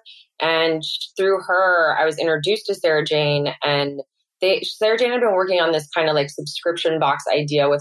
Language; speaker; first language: English; native; English